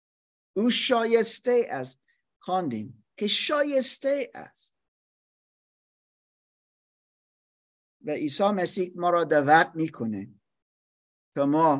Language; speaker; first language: Persian; non-native, fluent; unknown